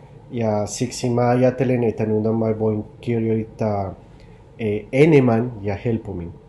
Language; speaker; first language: Finnish; non-native, learner; Spanish